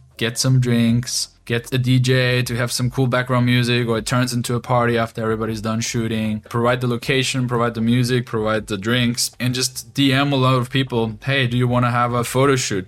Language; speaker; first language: English; non-native, fluent; German